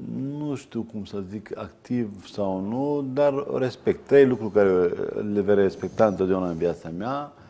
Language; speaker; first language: Romanian; non-native, fluent; Arabic